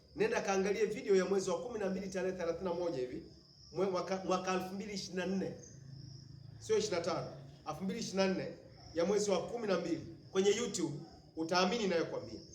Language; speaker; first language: Swahili; native; Swahili